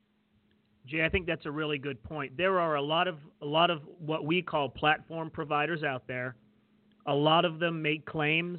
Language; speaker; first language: English; native; English